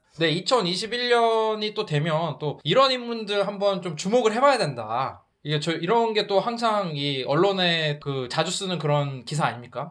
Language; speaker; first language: Korean; native; Korean